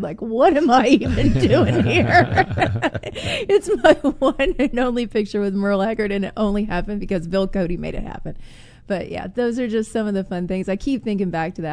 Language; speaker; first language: English; native; English